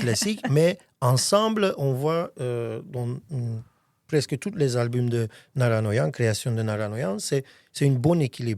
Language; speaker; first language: French; non-native, fluent; Armenian